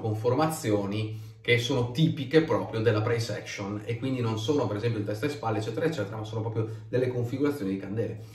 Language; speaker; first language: Italian; native; Italian